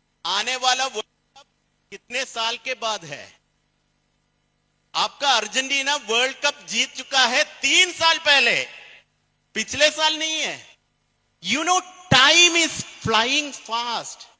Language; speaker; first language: Hindi; non-native, fluent; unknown